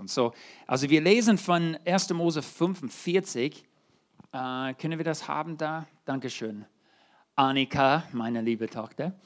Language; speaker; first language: German; non-native, fluent; English